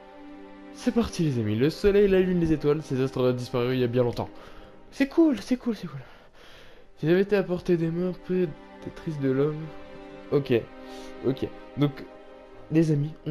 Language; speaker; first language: French; native; French